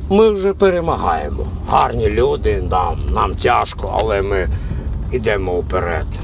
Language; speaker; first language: Ukrainian; non-native, local second language; Russian